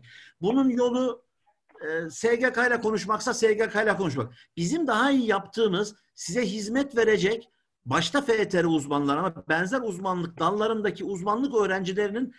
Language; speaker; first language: Turkish; native; Turkish